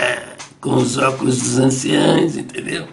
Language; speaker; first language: Portuguese; native; Portuguese